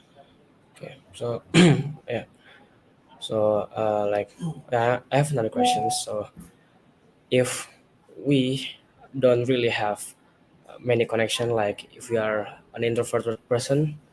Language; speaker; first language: English; non-native, learner; Indonesian